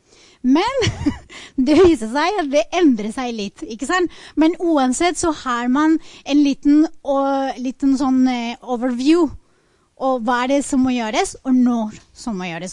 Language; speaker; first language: Norwegian; non-native, fluent; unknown